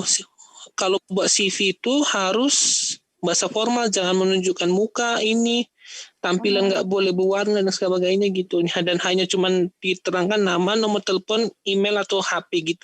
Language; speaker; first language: Indonesian; native; Indonesian